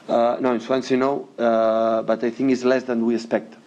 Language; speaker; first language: English; non-native, fluent; Catalan